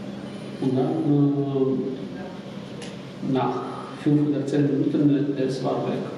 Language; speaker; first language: German; non-native, learner; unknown